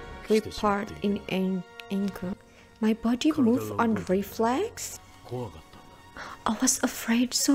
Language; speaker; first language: English; non-native, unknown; Indonesian